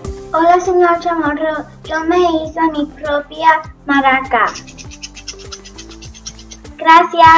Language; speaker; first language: Spanish; non-native, learner; English